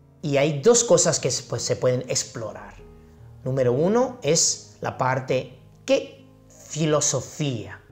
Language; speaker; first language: Spanish; non-native, fluent; Chinese